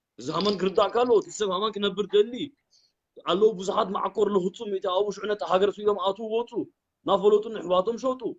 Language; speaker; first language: Tigrinya; early bilingual, heritage; Tigrinya